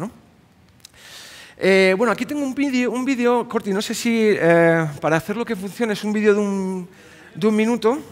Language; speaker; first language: Spanish; native; Spanish